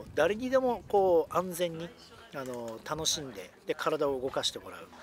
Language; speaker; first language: Japanese; native; Japanese